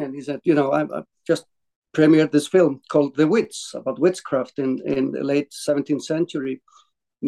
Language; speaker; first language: English; non-native, fluent; Icelandic